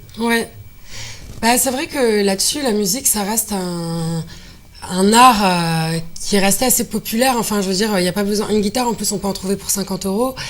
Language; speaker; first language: French; non-native, local second language; Arabic